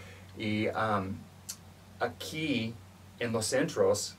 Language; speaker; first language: Spanish; non-native, fluent; English